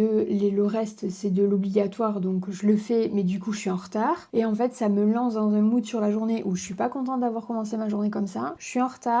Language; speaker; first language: French; native; French